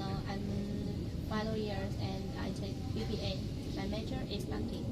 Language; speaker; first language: English; non-native, learner; Chinese